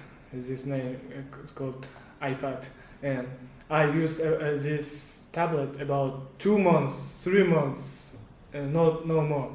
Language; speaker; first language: English; non-native, learner; Kazakh